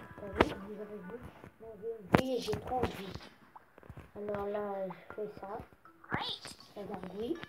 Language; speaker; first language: French; native; French